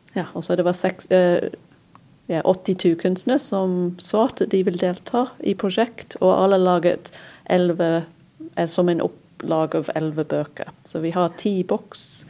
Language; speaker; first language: Norwegian; non-native, fluent; English